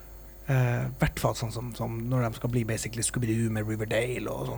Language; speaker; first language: Norwegian; native; Norwegian